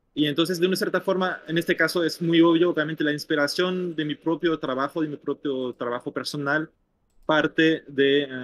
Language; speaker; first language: Spanish; non-native, fluent; French